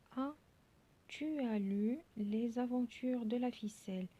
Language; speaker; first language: French; non-native, local second language; Arabic